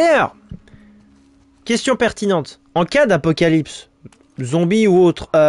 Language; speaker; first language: French; native; French